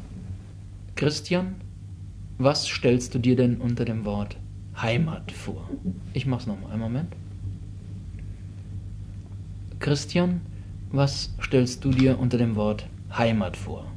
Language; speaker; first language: German; native; German